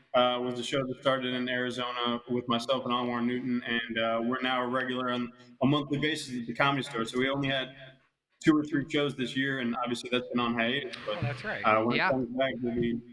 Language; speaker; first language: English; native; English